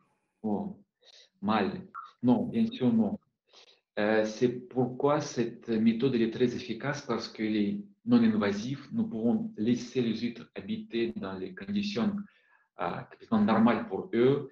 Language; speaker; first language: French; non-native, fluent; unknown